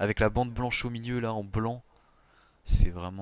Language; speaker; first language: French; native; French